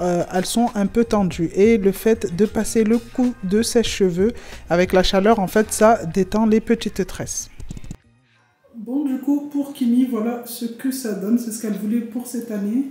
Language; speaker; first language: French; non-native, local second language; Comorian